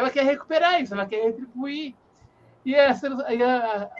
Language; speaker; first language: Portuguese; native; Portuguese